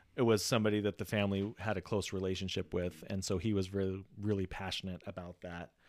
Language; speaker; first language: English; native; English